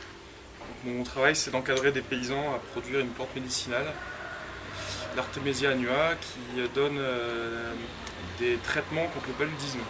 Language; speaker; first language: French; native; French